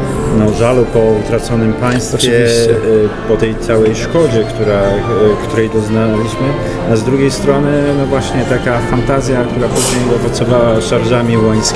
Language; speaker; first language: Polish; native; Polish